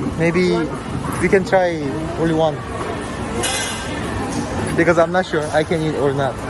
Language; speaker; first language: English; non-native, learner; Korean